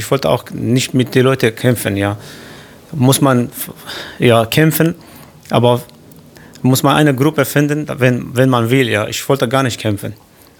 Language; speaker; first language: German; non-native, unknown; Kurdish